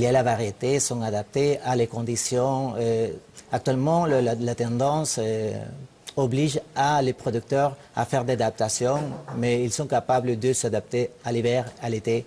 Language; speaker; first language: French; non-native, fluent; Spanish